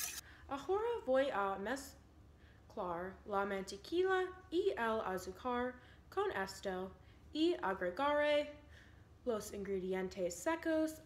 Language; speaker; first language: Spanish; non-native, learner; English